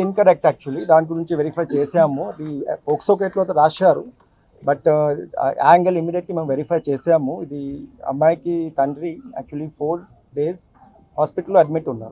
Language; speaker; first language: Telugu; non-native, fluent; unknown